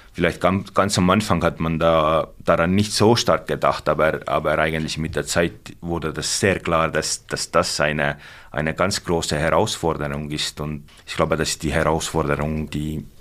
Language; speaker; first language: German; non-native, fluent; Estonian